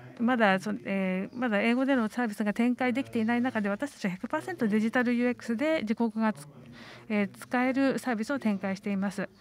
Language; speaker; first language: Japanese; non-native, fluent; Estonian